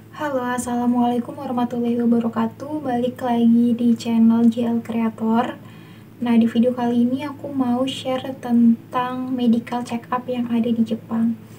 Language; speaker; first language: Indonesian; native; Indonesian